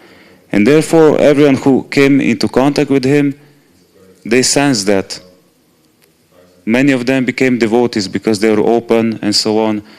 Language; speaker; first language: English; non-native, fluent; Slovenian